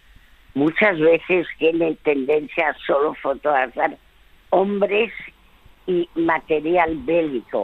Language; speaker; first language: Spanish; non-native, fluent; French